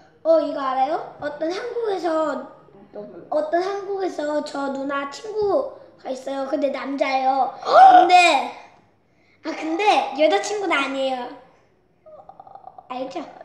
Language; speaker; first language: Korean; early bilingual, heritage; Korean